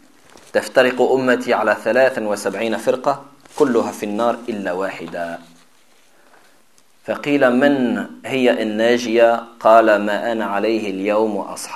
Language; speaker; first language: Arabic; non-native, fluent; French